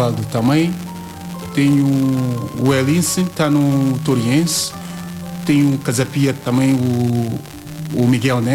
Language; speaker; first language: Portuguese; non-native, learner; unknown